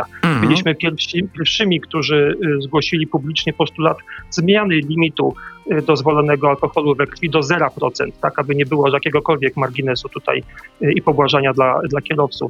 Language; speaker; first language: Polish; native; Polish